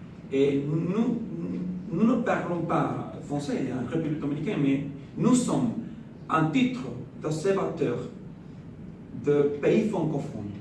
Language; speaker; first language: French; non-native, fluent; Spanish